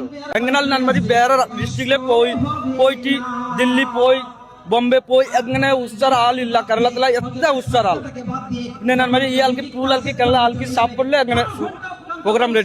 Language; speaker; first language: Malayalam; non-native, learner; Bangla